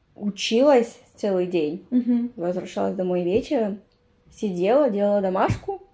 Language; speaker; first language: Russian; non-native, fluent; Spanish